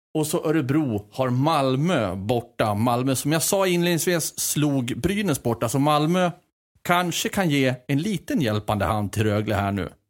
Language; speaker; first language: Swedish; native; Swedish